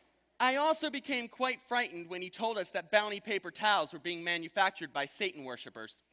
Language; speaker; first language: English; native; English